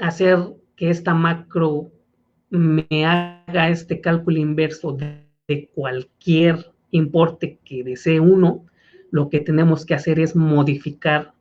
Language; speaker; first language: Spanish; native; Spanish